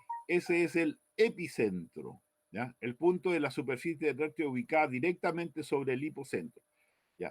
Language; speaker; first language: Spanish; native; Spanish